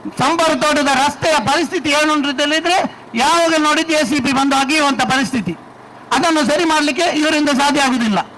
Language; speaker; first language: Kannada; non-native, local second language; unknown